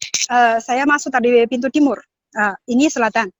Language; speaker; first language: Indonesian; non-native, learner; Chinese